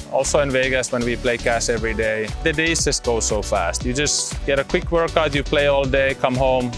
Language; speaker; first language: English; non-native, fluent; Finnish